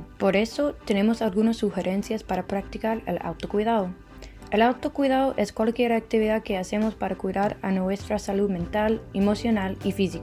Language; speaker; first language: Spanish; non-native, fluent; English